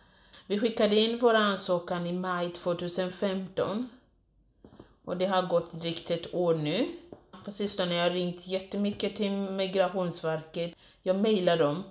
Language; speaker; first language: Swedish; non-native, fluent; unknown